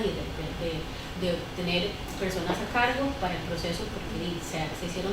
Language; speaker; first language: Spanish; native; Spanish